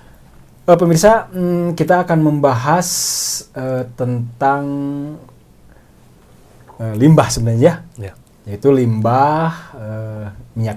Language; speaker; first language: Indonesian; non-native, local second language; Sundanese